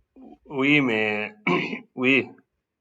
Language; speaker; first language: French; non-native, learner; Spanish